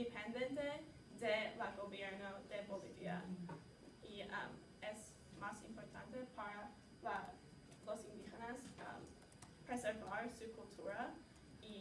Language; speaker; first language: Spanish; non-native, learner; English